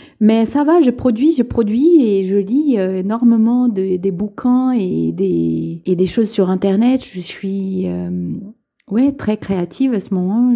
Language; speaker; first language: French; non-native, local second language; Portuguese